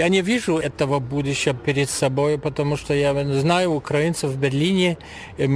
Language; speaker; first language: Russian; non-native, fluent; German